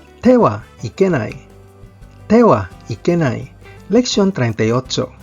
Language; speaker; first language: Japanese; non-native, fluent; Filipino